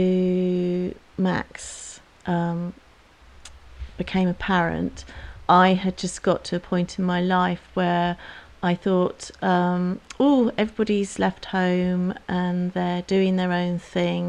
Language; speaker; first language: English; native; English